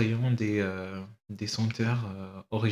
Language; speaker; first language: French; non-native, fluent; English